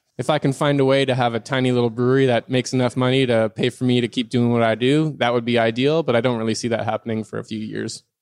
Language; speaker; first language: English; non-native, fluent; French